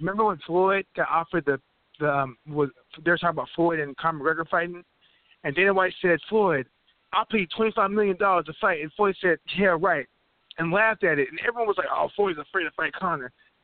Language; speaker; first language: English; native; English